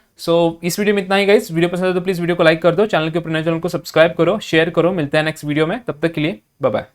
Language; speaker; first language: Hindi; non-native, local second language; Marathi